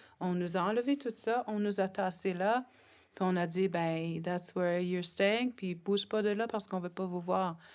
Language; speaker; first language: French; non-native, local second language; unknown